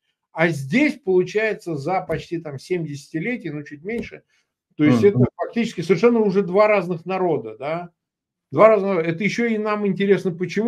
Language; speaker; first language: Russian; native; Russian